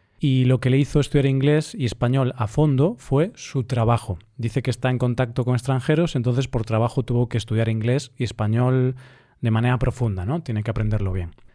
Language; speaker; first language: Spanish; native; Spanish